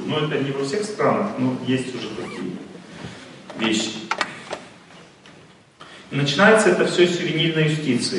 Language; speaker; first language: Russian; native; Russian